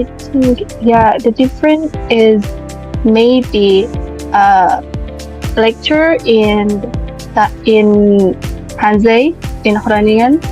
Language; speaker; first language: English; non-native, learner; Indonesian